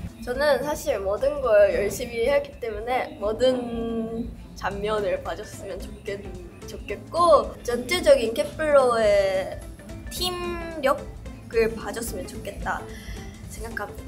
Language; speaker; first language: Korean; non-native, fluent; Japanese